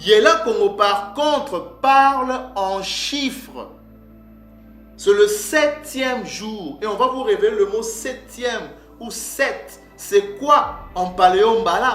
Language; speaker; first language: French; non-native, local second language; Kongo